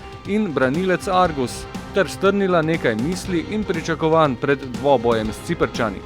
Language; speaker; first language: Slovenian; native; Slovenian